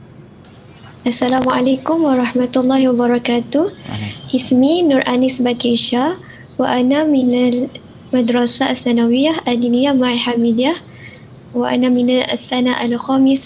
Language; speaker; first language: Arabic; non-native, learner; Malay